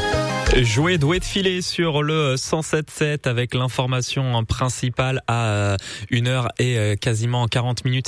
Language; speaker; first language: French; native; French